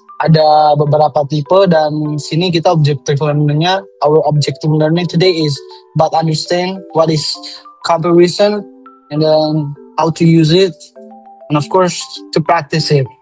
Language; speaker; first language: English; non-native, learner; Indonesian